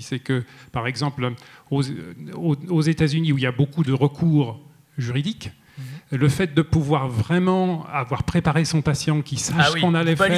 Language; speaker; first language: French; native; French